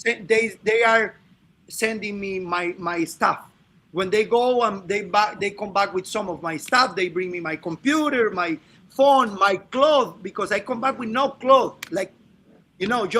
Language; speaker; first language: English; non-native, fluent; Spanish